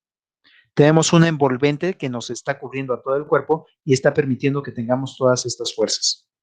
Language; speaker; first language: Spanish; native; Spanish